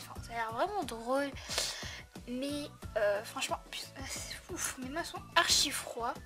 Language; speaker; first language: French; native; French